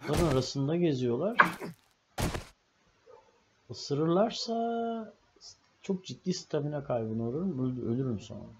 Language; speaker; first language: Turkish; native; Turkish